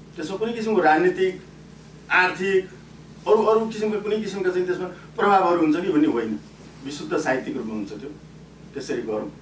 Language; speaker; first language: Nepali; native; Nepali